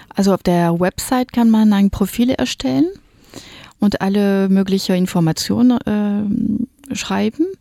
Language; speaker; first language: German; non-native, fluent; French